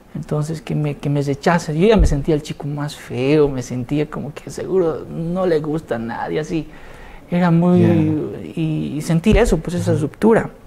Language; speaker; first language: Spanish; native; Spanish